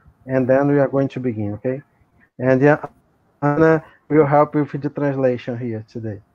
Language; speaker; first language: English; non-native, learner; Portuguese